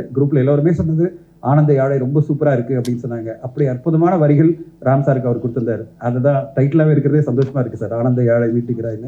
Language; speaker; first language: Tamil; native; Tamil